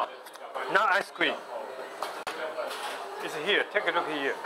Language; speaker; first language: English; non-native, learner; Chinese